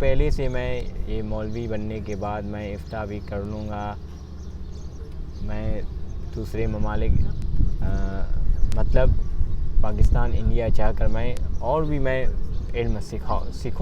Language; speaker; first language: Hindi; non-native, learner; Burmese